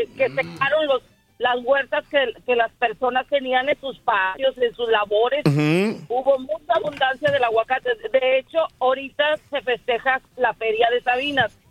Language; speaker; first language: Spanish; native; Spanish